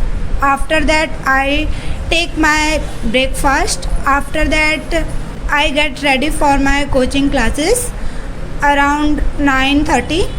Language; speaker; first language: English; non-native, learner; Hindi